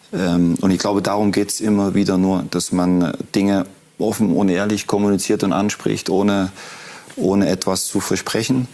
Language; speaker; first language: German; native; German